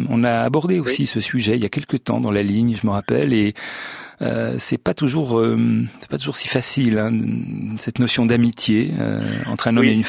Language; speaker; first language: French; native; French